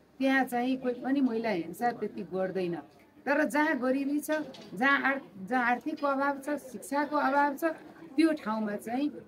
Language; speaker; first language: Nepali; non-native, local second language; Maithili